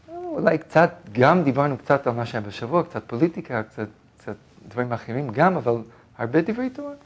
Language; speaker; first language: Hebrew; non-native, fluent; English